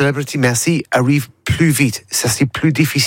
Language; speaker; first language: French; non-native, learner; English